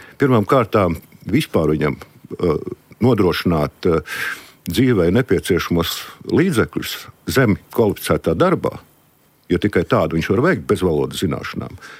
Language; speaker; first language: Latvian; non-native, local second language; Russian